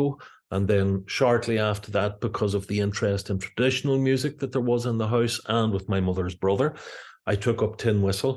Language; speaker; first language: English; native; English